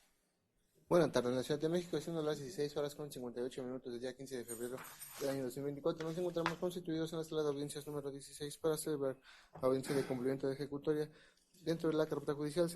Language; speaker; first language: Spanish; native; Spanish